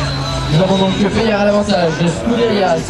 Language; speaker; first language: French; native; French